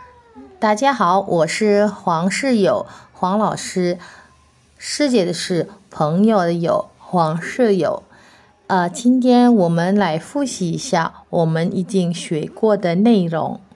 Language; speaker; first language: Chinese; non-native, fluent; Indonesian